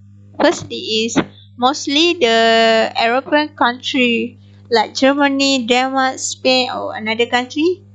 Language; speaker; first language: English; non-native, local second language; Malay